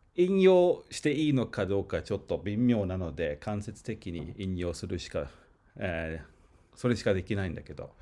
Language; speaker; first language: Japanese; non-native, fluent; English